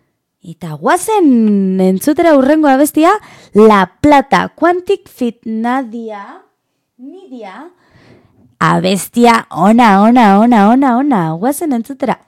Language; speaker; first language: Basque; non-native, learner; Spanish